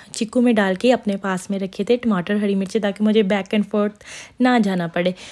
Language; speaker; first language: Urdu; non-native, local second language; Punjabi